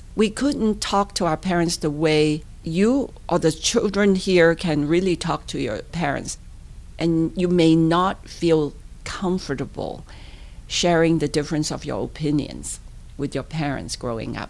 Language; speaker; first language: English; non-native, local second language; Cantonese